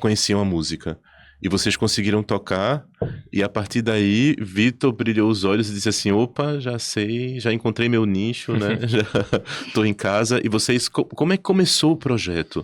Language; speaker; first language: Portuguese; native; Portuguese